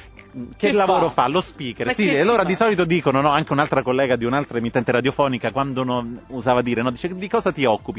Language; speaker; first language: Italian; native; Italian